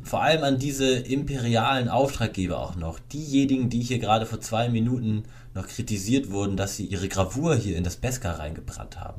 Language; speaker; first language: German; native; German